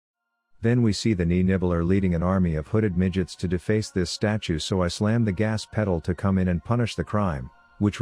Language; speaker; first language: English; native; English